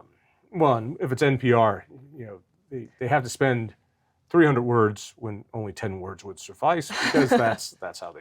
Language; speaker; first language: English; native; English